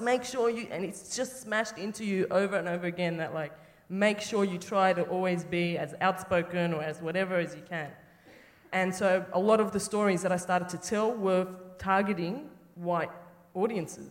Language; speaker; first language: English; native; English